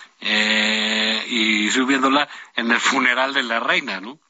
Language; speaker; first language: Spanish; native; Spanish